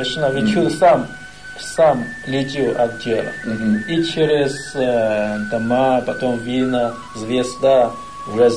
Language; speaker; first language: Russian; non-native, learner; Chinese